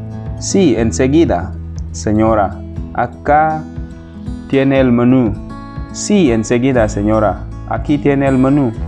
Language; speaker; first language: Spanish; non-native, fluent; Wolof